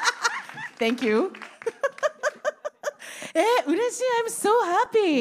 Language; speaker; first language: English; non-native, learner; Japanese